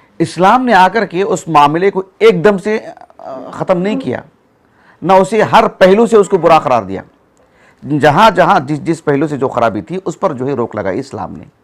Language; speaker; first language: Urdu; native; Urdu